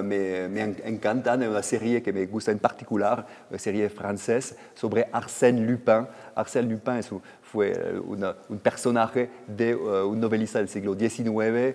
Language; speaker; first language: Spanish; non-native, fluent; French